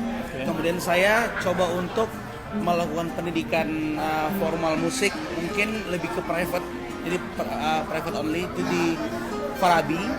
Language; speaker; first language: Indonesian; non-native, local second language; Achinese